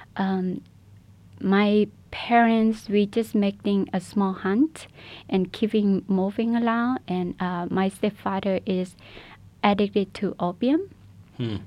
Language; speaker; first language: English; non-native, fluent; Burmese